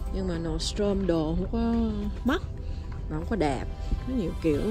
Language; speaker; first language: Vietnamese; native; Vietnamese